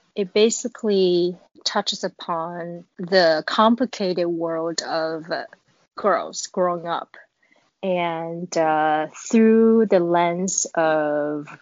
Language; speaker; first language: English; non-native, fluent; Chinese